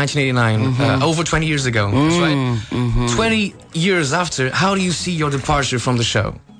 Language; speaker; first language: English; non-native, fluent; Portuguese